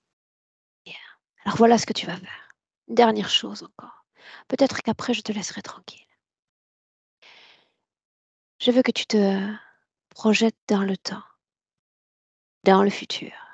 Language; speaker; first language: French; native; French